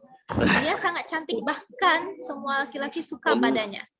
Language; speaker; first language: Indonesian; non-native, fluent; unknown